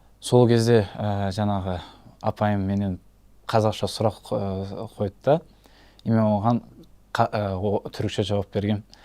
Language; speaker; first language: Kazakh; non-native, local second language; Turkish